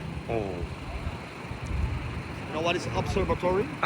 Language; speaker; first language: English; non-native, fluent; Spanish